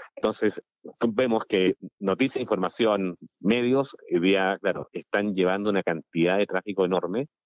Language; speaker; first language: Spanish; native; Spanish